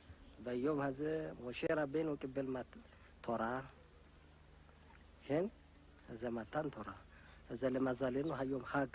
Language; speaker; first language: Hebrew; non-native, learner; Amharic